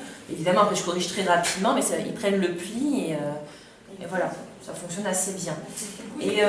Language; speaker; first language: French; native; French